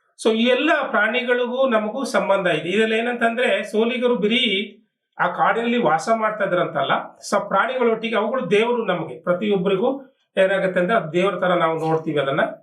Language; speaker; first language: Kannada; non-native, local second language; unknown